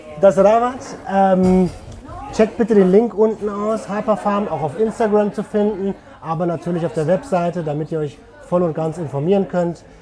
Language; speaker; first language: German; native; German